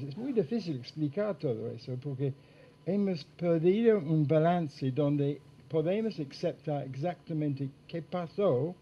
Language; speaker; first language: Spanish; non-native, fluent; English